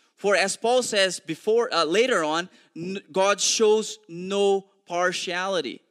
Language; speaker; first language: English; non-native, fluent; Portuguese